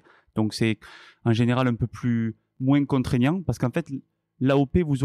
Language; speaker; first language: French; native; French